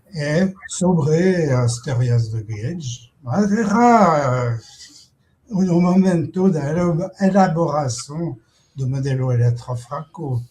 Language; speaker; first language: Portuguese; non-native, fluent; French